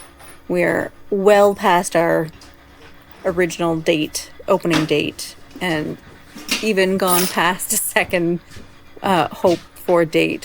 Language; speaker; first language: English; native; English